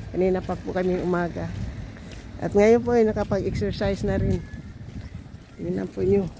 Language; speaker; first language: Filipino; non-native, local second language; Cebuano